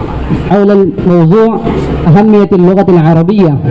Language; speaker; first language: Arabic; non-native, learner; Urdu